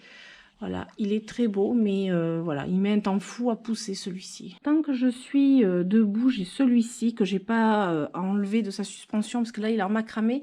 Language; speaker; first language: French; native; French